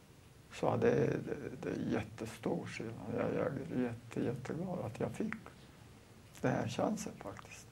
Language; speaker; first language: Swedish; non-native, fluent; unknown